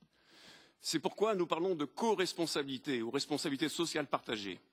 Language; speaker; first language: French; native; French